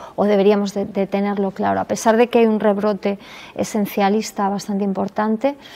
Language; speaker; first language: Spanish; non-native, local second language; Galician